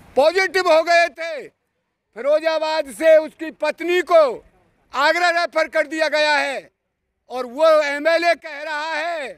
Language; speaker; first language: Hindi; native; Hindi